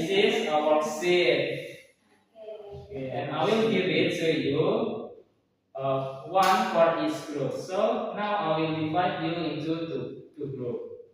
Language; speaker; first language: English; non-native, learner; Indonesian